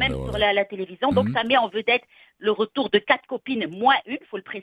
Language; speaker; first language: French; native; French